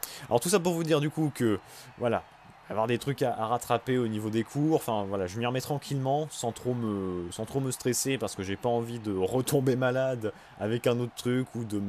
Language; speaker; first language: French; native; French